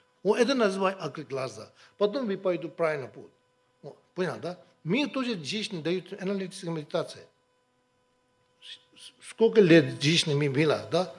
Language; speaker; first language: Russian; non-native, learner; Tibetan